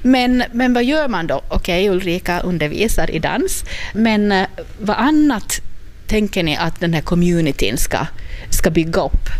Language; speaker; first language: Swedish; native; Swedish